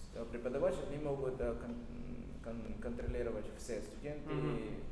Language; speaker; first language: Russian; non-native, learner; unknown